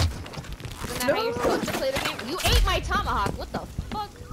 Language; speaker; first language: English; native; English